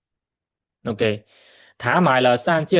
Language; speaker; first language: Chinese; non-native, fluent; Khmer